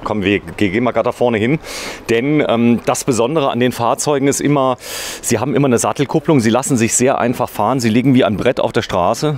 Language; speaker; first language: German; native; German